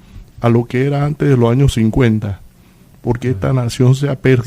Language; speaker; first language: Spanish; native; Spanish